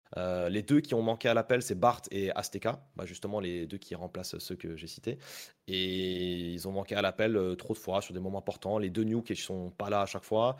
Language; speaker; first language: French; native; French